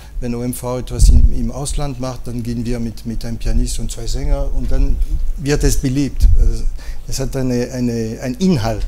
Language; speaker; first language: German; non-native, fluent; French